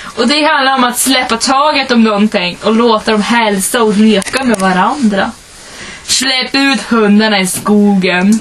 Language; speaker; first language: Swedish; early bilingual, other home language; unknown